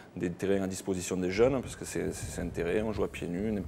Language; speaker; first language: French; native; French